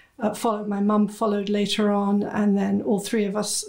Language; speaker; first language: English; native; English